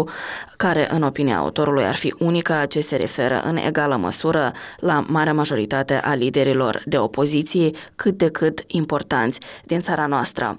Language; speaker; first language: Romanian; native; Romanian